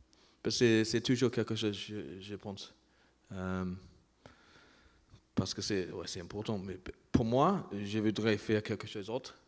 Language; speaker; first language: French; non-native, learner; English